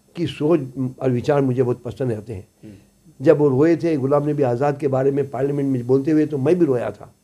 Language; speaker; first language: Hindi; native; Hindi